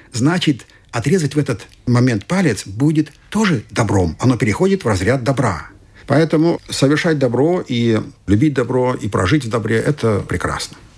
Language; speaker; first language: Russian; non-native, fluent; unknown